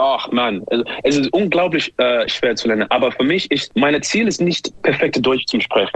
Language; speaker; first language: German; non-native, learner; English